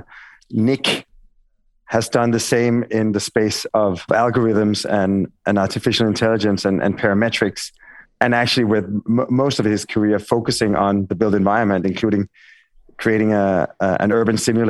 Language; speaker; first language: English; non-native, fluent; Danish